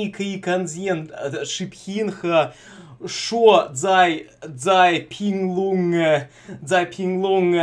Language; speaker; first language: Chinese; non-native, learner; Russian